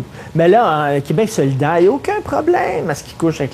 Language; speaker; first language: French; native; French